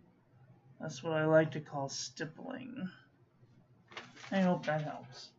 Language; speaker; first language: English; native; English